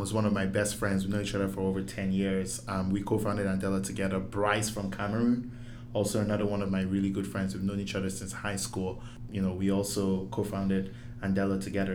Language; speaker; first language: English; non-native, local second language; Yoruba